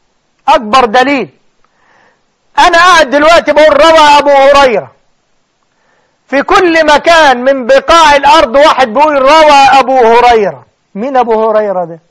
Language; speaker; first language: Arabic; native; Arabic